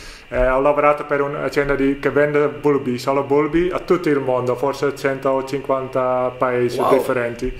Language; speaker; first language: Italian; non-native, learner; Dutch